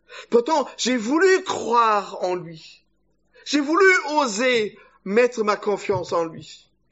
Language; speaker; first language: French; non-native, fluent; German